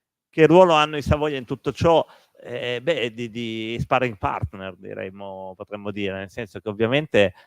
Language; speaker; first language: Italian; native; Italian